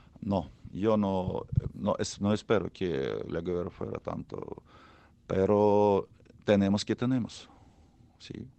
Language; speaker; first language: Spanish; non-native, learner; Ukrainian